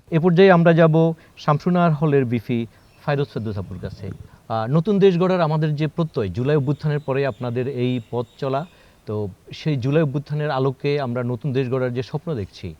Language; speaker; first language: Bangla; native; Bangla